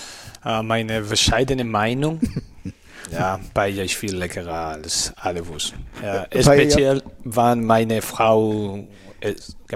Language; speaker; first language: German; non-native, learner; Spanish